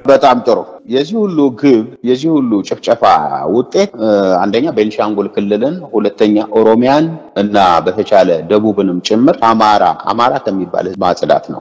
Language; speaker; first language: Amharic; native; Amharic